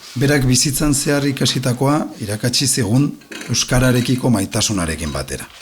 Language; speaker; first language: Basque; non-native, local second language; Spanish